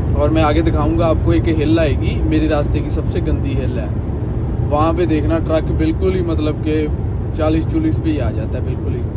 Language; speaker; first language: Hindi; non-native, local second language; Punjabi